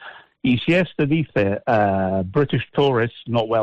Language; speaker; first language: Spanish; non-native, fluent; English